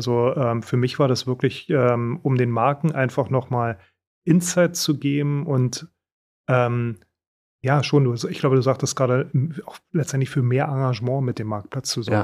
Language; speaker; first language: German; native; German